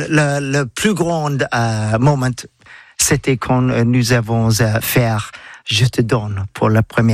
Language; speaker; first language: French; non-native, learner; English